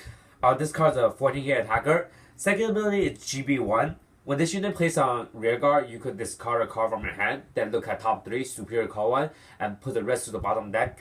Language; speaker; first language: English; non-native, fluent; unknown